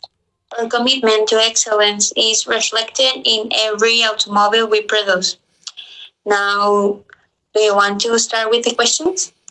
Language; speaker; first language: English; non-native, learner; Spanish